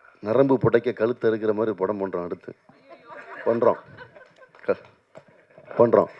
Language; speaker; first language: Tamil; native; Tamil